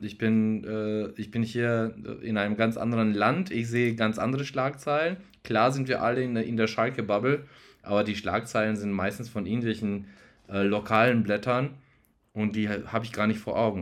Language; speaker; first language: German; non-native, fluent; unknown